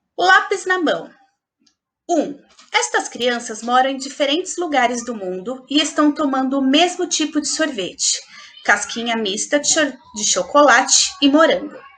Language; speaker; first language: Portuguese; native; Portuguese